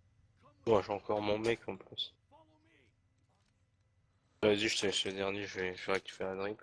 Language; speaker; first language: French; native; French